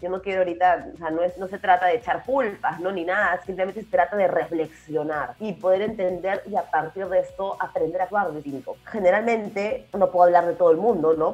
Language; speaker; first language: Spanish; native; Spanish